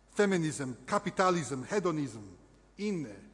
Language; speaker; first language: Polish; early bilingual, heritage; Polish